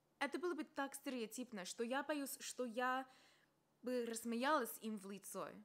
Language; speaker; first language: Russian; non-native, fluent; English